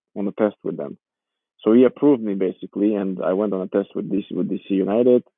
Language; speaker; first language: English; non-native, fluent; Georgian